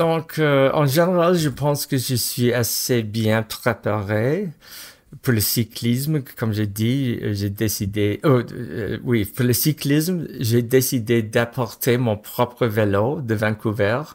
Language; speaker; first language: French; non-native, fluent; English